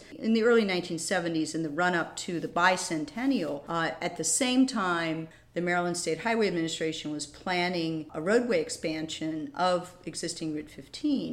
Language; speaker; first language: English; native; English